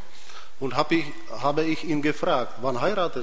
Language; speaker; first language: German; non-native, fluent; Czech